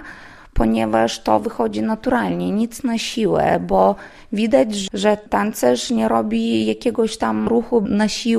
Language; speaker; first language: Polish; non-native, local second language; Lithuanian